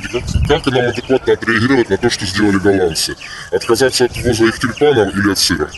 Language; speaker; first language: Russian; native; Russian